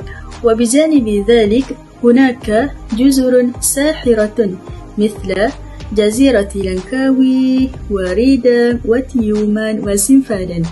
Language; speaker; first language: Arabic; non-native, learner; Malay